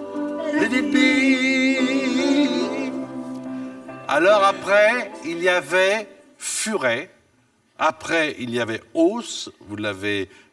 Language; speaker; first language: French; native; French